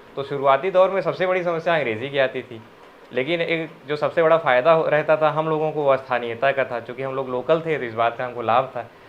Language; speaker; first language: Hindi; native; Hindi